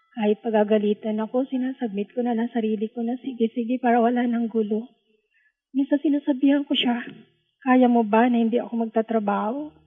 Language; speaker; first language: Filipino; non-native, local second language; Hiligaynon